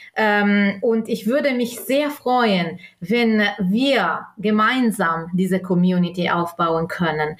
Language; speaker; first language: German; non-native, local second language; Italian